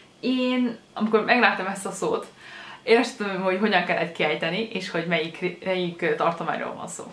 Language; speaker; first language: Hungarian; early bilingual, other home language; Chinese